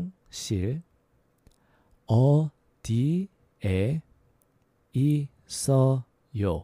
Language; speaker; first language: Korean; non-native, learner; English